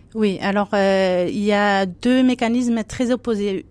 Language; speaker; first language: French; non-native, fluent; German